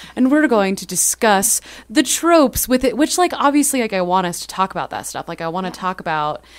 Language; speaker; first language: English; native; English